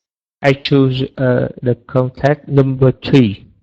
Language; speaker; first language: English; non-native, learner; Vietnamese